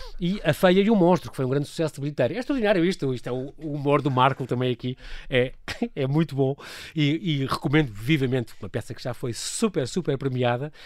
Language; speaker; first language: Portuguese; native; Portuguese